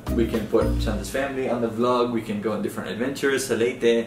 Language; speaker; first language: English; non-native, local second language; Filipino